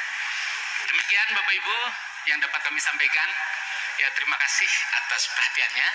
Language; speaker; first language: Indonesian; non-native, local second language; Sundanese